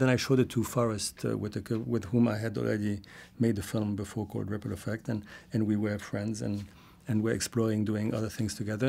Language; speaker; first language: English; non-native, fluent; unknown